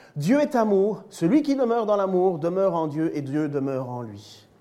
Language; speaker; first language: French; native; French